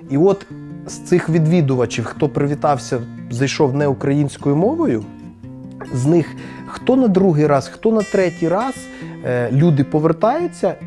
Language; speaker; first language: Ukrainian; native; Ukrainian